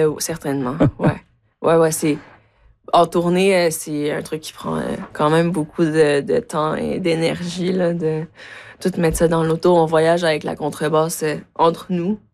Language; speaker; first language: French; early bilingual, other home language; Spanish